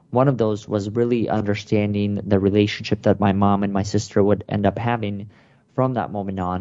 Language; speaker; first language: English; early bilingual, other home language; Russian